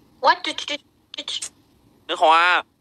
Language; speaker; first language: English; non-native, learner; Vietnamese